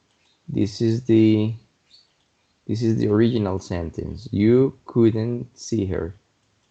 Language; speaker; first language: English; non-native, fluent; Spanish